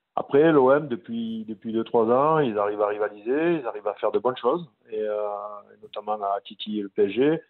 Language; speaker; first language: French; native; French